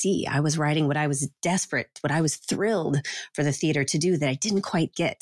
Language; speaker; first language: English; native; English